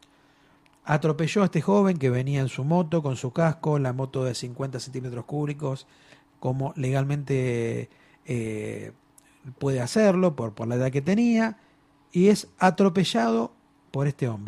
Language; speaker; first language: Spanish; native; Spanish